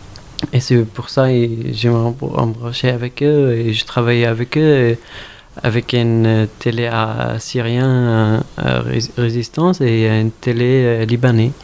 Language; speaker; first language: French; non-native, fluent; Arabic